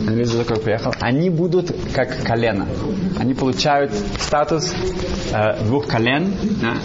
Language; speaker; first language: Russian; early bilingual, heritage; Russian